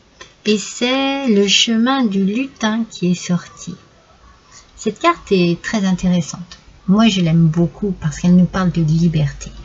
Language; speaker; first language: French; native; French